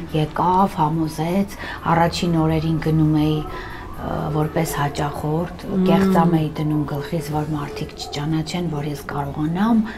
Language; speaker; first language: Armenian; native; Armenian